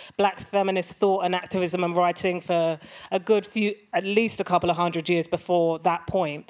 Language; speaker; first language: English; native; English